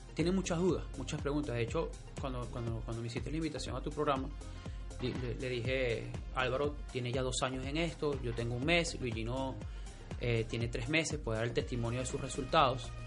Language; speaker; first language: Spanish; native; Spanish